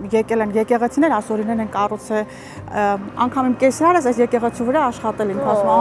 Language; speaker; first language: Armenian; non-native, local second language; Assyrian Neo-Aramaic